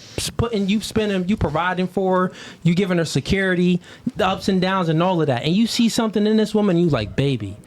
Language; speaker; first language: English; native; English